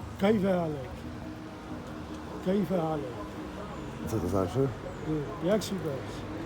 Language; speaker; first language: Polish; non-native, learner; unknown